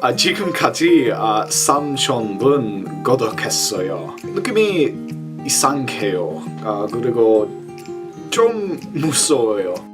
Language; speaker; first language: Korean; non-native, learner; English